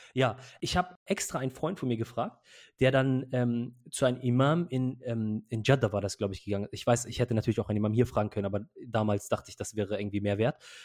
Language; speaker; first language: German; early bilingual, other home language; Arabic